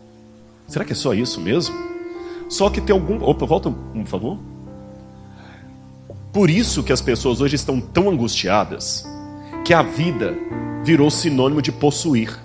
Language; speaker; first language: Portuguese; native; Portuguese